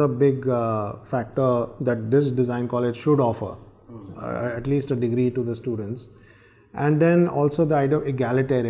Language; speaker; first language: English; non-native, local second language; Hindi